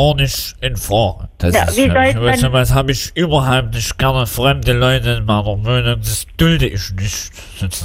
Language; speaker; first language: German; native; German